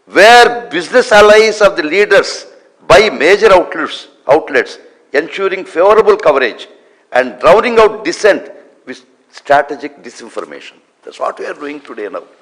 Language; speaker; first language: English; non-native, local second language; Telugu